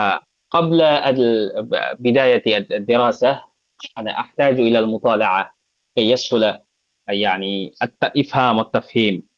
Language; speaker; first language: Arabic; non-native, fluent; Bangla